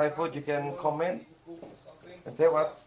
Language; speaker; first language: English; non-native, learner; Thai